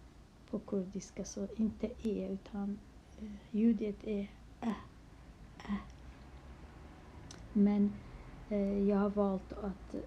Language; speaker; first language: Swedish; non-native, local second language; Kurdish